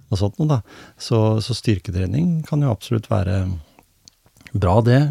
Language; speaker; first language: Norwegian; native; Norwegian